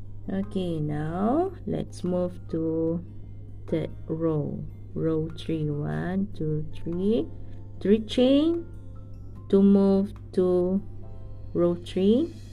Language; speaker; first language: English; non-native, local second language; Malay